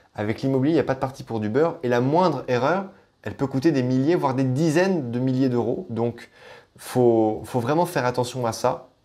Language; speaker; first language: French; native; French